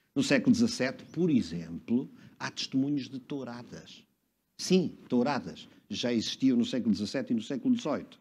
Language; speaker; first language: Portuguese; native; Portuguese